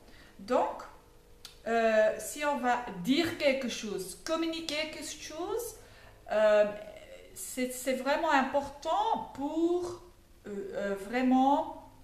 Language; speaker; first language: French; non-native, fluent; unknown